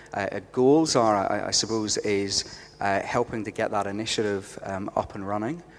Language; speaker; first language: English; native; English